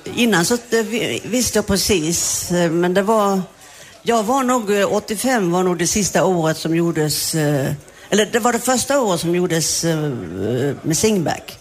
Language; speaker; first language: Swedish; native; Swedish